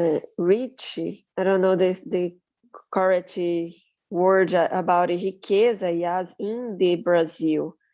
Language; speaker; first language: English; non-native, learner; Portuguese